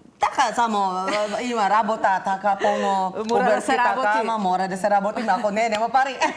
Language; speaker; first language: Macedonian; non-native, learner; Filipino